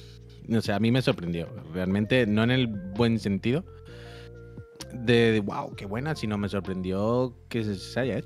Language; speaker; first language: Spanish; native; Spanish